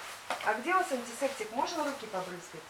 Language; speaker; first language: Russian; native; Russian